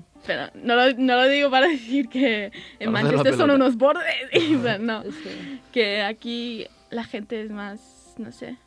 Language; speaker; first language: Spanish; early bilingual, heritage; English